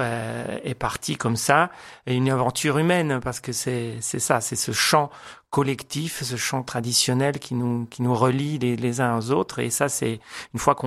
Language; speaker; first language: French; native; French